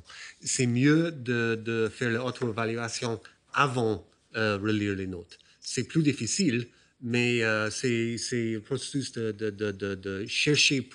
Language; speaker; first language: French; non-native, fluent; English